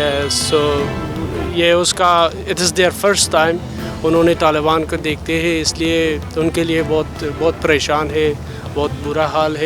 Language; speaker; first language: Hindi; non-native, fluent; Persian